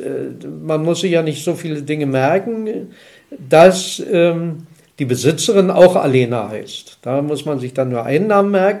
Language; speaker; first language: German; native; German